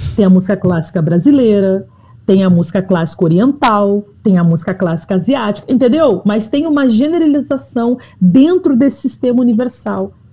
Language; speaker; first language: Portuguese; native; Portuguese